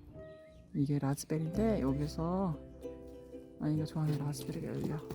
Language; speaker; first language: Korean; native; Korean